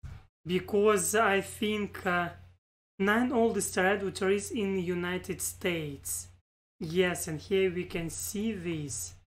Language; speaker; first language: English; non-native, learner; Russian